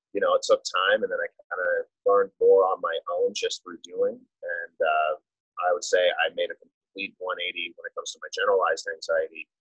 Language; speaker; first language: English; native; English